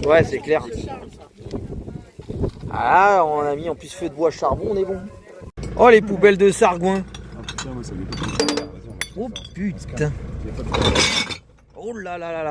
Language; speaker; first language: French; native; French